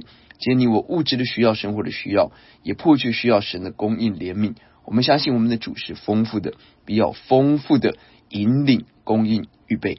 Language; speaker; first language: Chinese; native; Chinese